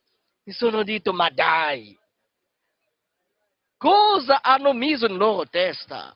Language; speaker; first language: Italian; non-native, fluent; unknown